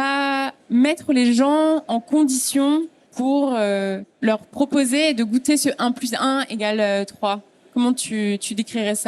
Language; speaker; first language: French; native; French